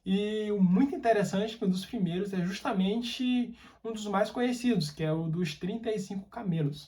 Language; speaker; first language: Portuguese; native; Portuguese